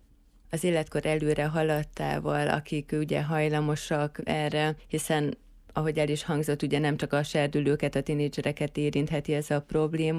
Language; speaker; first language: Hungarian; native; Hungarian